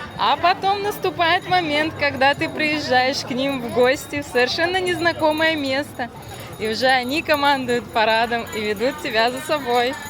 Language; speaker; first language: Russian; native; Russian